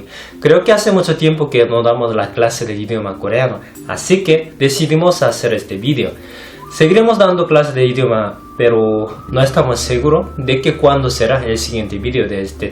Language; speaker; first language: Spanish; non-native, fluent; Korean